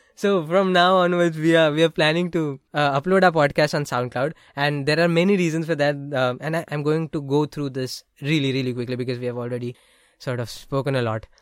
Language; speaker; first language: English; non-native, local second language; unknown